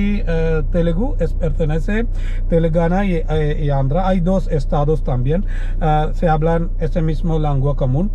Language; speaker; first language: Spanish; non-native, learner; Malayalam